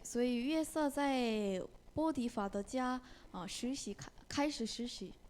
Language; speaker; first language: Chinese; non-native, fluent; Korean